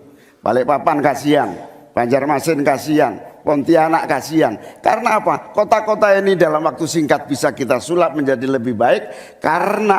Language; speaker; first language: Indonesian; native; Indonesian